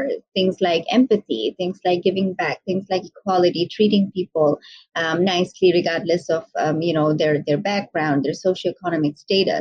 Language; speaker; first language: English; non-native, local second language; Bangla